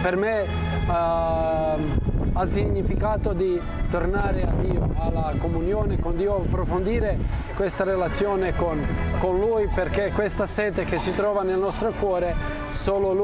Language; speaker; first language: Italian; non-native, fluent; Croatian